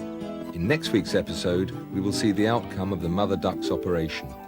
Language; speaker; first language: English; native; English